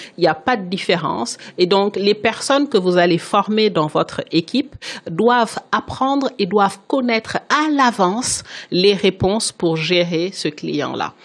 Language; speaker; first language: French; non-native, local second language; Wolof